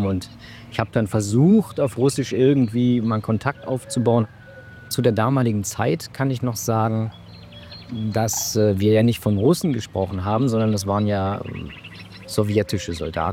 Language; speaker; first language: German; native; German